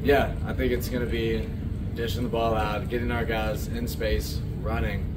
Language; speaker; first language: English; native; English